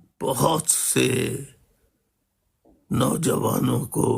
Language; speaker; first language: Urdu; native; Urdu